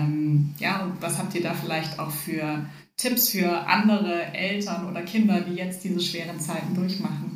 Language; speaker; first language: German; native; German